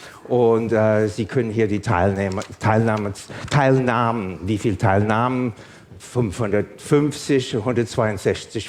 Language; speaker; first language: German; non-native, fluent; English